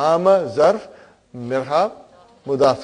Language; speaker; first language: Arabic; non-native, fluent; Urdu